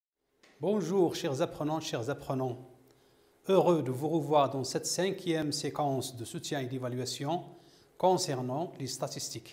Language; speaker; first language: French; non-native, local second language; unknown